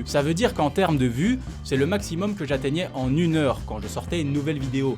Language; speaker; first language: French; native; French